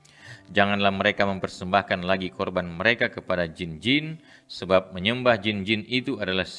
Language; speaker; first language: Indonesian; native; Indonesian